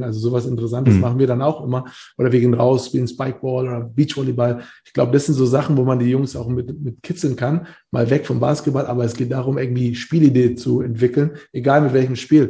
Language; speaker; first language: German; native; German